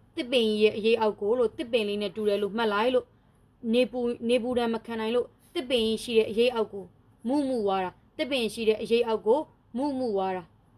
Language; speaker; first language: Burmese; native; Burmese